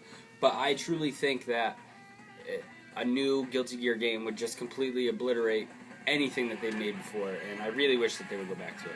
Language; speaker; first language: English; native; English